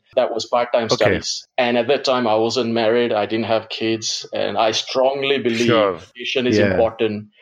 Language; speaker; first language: English; non-native, local second language; Gujarati